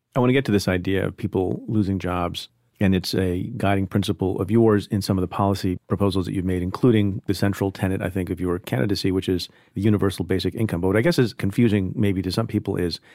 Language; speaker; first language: English; early bilingual, other home language; Hindi